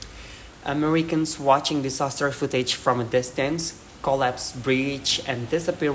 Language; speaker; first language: English; non-native, learner; Indonesian